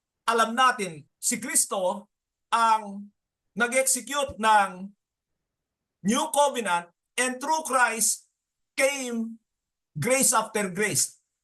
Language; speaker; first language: English; non-native, local second language; Filipino